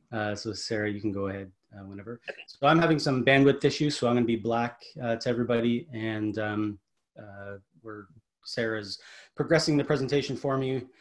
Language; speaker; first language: English; native; English